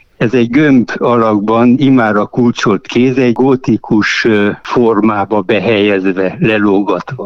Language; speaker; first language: Hungarian; native; Hungarian